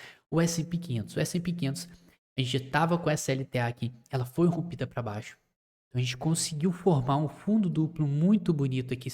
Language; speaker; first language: Portuguese; native; Portuguese